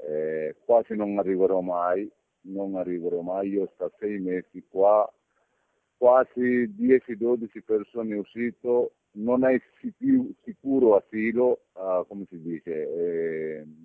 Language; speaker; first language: Italian; non-native, learner; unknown